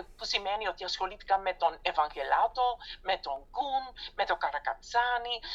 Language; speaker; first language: Greek; non-native, fluent; Dutch